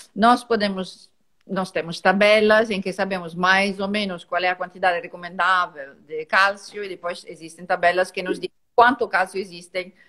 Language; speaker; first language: Portuguese; non-native, fluent; Italian